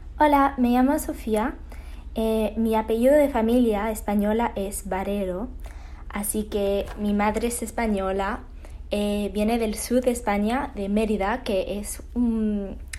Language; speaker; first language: Spanish; early bilingual, heritage; Spanish